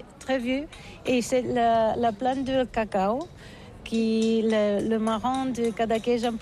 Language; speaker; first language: French; non-native, learner; Catalan